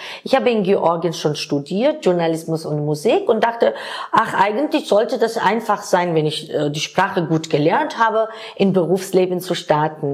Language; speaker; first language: German; non-native, fluent; Georgian